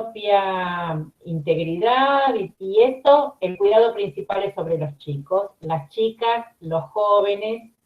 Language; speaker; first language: Spanish; native; Spanish